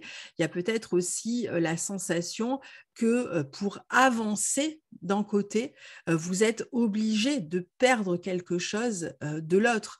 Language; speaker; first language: French; native; French